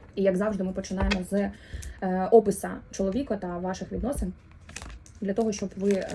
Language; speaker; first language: Ukrainian; non-native, local second language; Russian